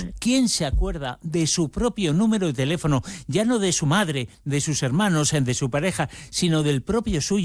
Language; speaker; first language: Spanish; native; Spanish